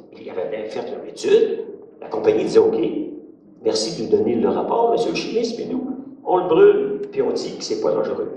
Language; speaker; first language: French; native; French